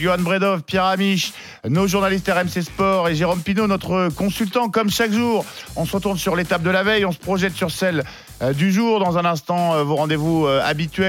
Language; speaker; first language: French; native; French